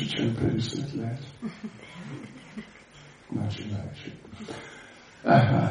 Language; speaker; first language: Russian; non-native, learner; English